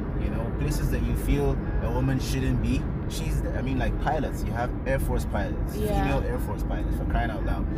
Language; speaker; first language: English; non-native, local second language; Hausa